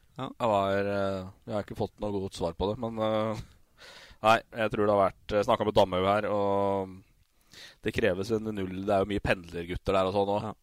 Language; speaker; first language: Norwegian; native; Norwegian